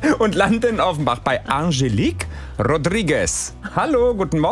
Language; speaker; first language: German; native; German